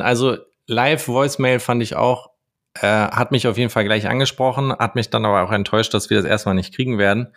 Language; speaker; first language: German; native; German